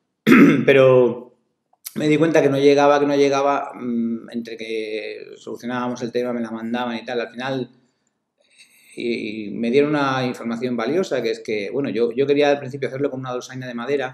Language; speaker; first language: Spanish; native; Spanish